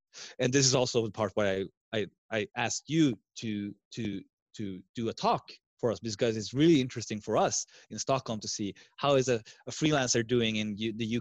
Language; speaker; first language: English; non-native, fluent; Swedish